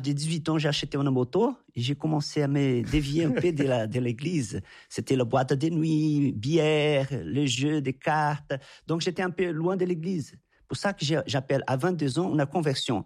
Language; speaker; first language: French; non-native, fluent; Portuguese